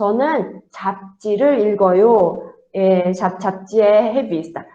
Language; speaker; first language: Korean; non-native, fluent; Portuguese